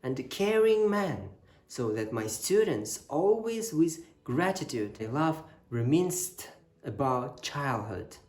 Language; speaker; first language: English; non-native, fluent; Kazakh